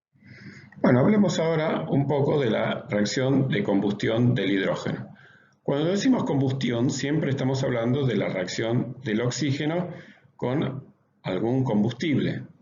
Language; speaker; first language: Spanish; native; Spanish